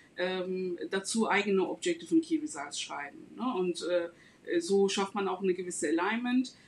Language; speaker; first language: German; non-native, fluent; Turkish